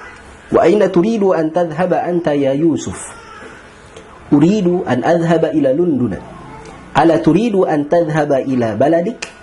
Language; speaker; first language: Arabic; non-native, fluent; Indonesian